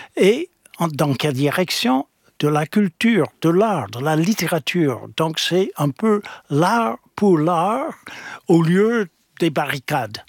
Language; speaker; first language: French; non-native, fluent; English